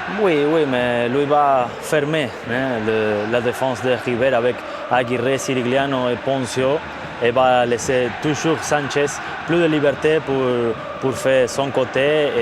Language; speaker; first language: French; non-native, fluent; Spanish